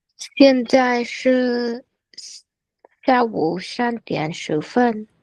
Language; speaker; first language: Chinese; non-native, learner; Vietnamese